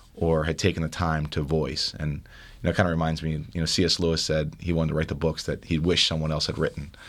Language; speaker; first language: English; native; English